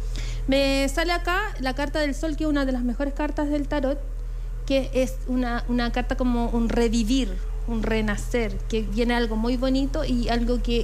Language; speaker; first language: Spanish; native; Spanish